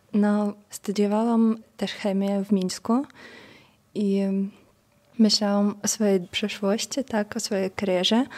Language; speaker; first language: Polish; non-native, fluent; Russian